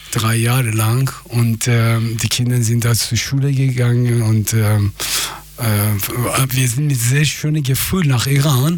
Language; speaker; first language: German; non-native, fluent; Persian